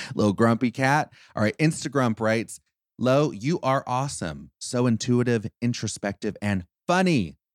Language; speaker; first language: English; early bilingual, other home language; Spanish